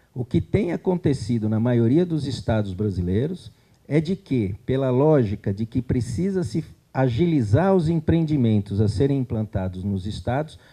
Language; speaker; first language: Portuguese; native; Portuguese